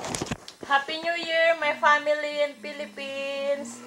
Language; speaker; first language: English; non-native, learner; Filipino